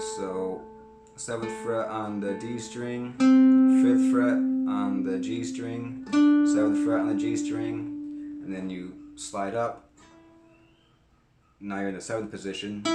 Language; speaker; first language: English; native; English